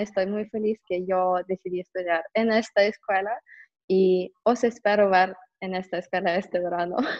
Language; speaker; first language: Spanish; non-native, fluent; Russian